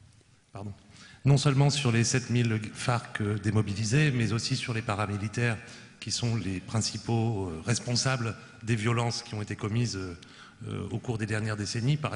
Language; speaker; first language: French; native; French